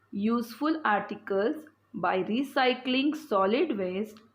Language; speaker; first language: English; non-native, local second language; Marathi